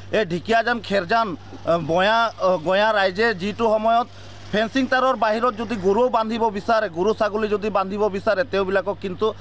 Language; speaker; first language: Assamese; native; Assamese